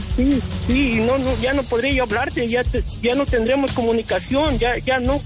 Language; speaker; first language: Spanish; native; Spanish